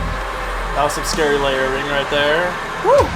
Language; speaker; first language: English; native; English